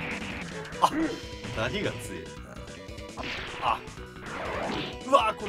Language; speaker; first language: Japanese; native; Japanese